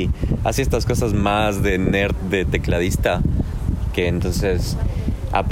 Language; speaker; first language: Spanish; native; Spanish